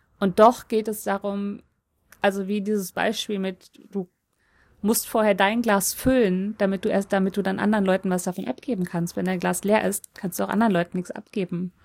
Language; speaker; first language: German; early bilingual, other home language; Polish